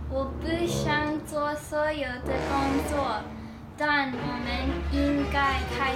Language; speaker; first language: Chinese; non-native, learner; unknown